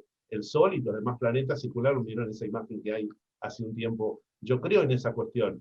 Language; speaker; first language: Spanish; native; Spanish